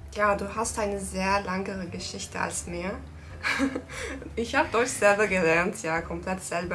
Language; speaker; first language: German; non-native, learner; Turkish